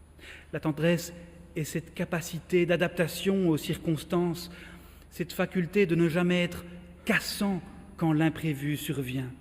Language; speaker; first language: French; native; French